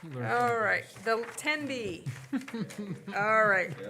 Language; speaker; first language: English; native; English